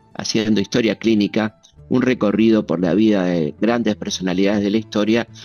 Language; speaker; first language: Spanish; native; Spanish